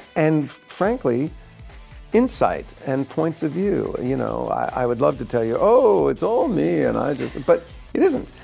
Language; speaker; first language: English; native; English